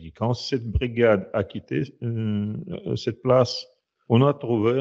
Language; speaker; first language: French; non-native, fluent; Russian